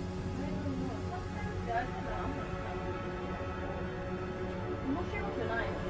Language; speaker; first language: English; non-native, learner; Japanese